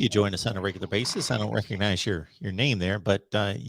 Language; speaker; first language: English; native; English